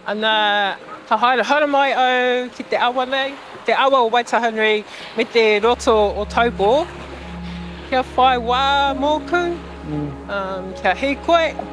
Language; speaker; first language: Māori; non-native, local second language; English